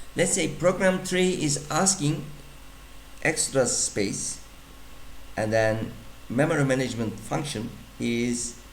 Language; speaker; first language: English; non-native, fluent; Turkish